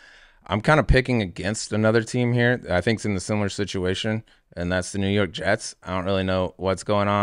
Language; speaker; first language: English; native; English